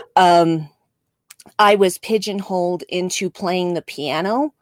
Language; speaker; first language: English; native; English